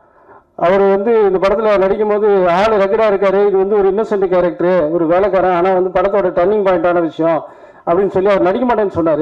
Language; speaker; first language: Tamil; native; Tamil